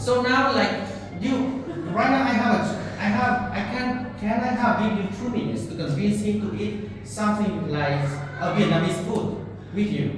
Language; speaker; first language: English; non-native, learner; Vietnamese